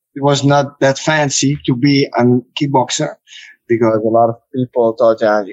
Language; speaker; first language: English; non-native, fluent; Dutch